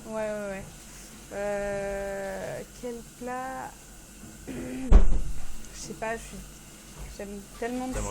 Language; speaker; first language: French; early bilingual, other home language; Persian